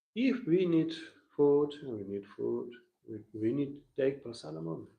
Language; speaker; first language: English; non-native, learner; Russian